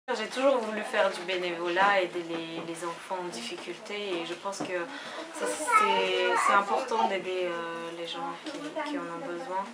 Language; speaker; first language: French; non-native, fluent; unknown